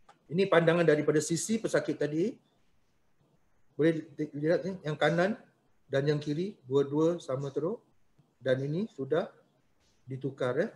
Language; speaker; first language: Malay; native; Malay